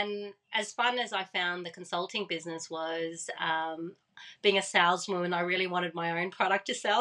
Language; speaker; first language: English; early bilingual, other home language; Thai